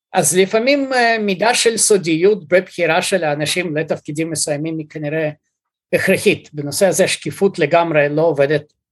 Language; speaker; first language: Hebrew; early bilingual, other home language; Russian